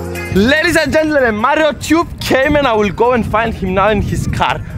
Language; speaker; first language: English; non-native, learner; Greek